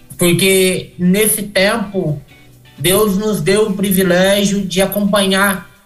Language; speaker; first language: Portuguese; native; Portuguese